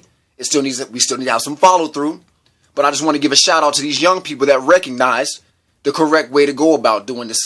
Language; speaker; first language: English; native; English